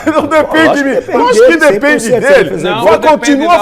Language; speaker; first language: Portuguese; native; Portuguese